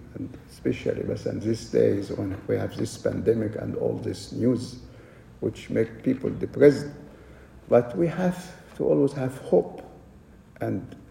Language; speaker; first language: English; non-native, fluent; Arabic